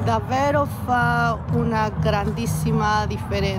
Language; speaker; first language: Italian; non-native, learner; Spanish